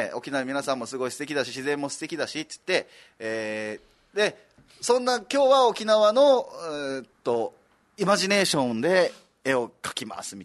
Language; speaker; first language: Japanese; native; Japanese